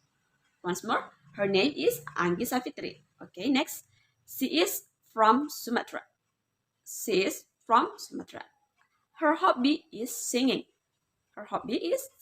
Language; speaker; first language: English; non-native, learner; Indonesian